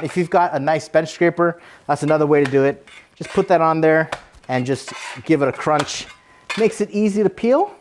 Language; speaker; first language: English; native; English